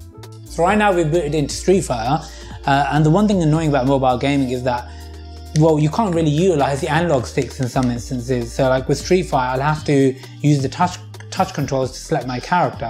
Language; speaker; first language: English; native; English